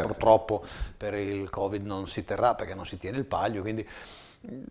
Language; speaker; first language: Italian; native; Italian